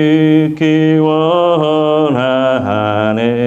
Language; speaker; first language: Korean; native; Korean